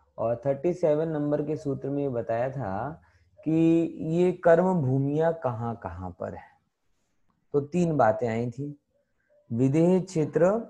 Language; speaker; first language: Hindi; native; Hindi